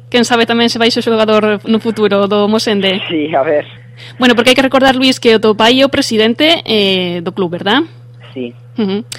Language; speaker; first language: Galician; native; Galician